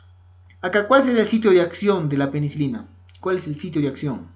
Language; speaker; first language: Spanish; native; Spanish